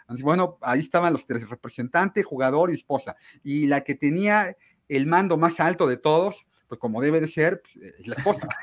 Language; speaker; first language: Spanish; native; Spanish